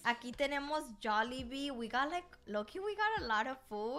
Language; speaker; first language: English; early bilingual, other home language; Spanish